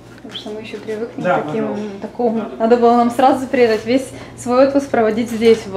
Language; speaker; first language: Russian; native; Russian